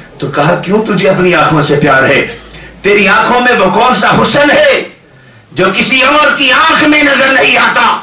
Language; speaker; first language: Urdu; native; Urdu